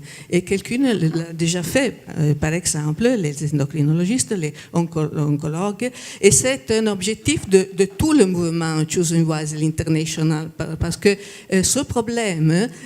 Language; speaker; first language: French; non-native, fluent; Italian